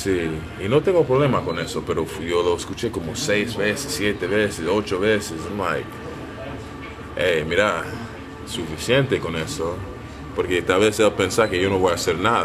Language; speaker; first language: Spanish; non-native, learner; English